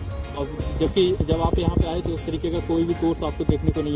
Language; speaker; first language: Hindi; native; Hindi